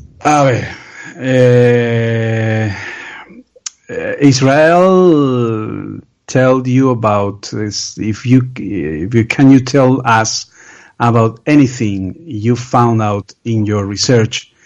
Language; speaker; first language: English; non-native, learner; Spanish